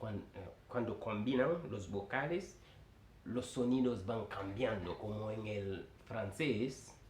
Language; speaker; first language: Spanish; non-native, fluent; Haitian Creole